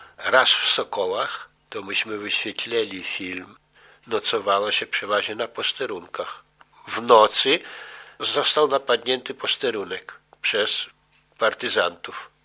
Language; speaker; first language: Polish; native; Polish